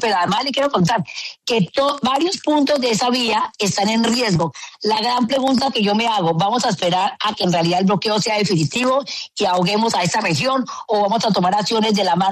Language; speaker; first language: Spanish; native; Spanish